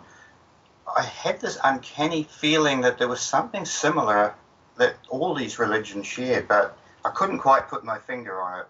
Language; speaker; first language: English; native; English